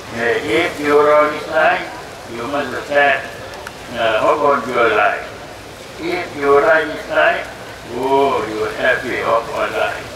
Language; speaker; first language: English; non-native, learner; Thai